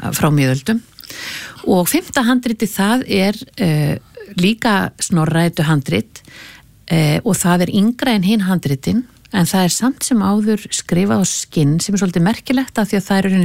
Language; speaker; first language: Icelandic; native; Icelandic